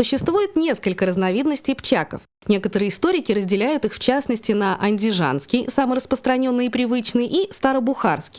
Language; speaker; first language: Russian; native; Russian